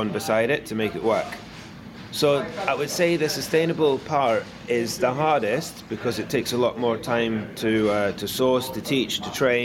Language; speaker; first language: English; native; English